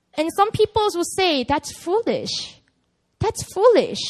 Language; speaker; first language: English; non-native, fluent; Korean